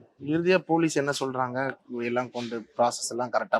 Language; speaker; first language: Tamil; native; Tamil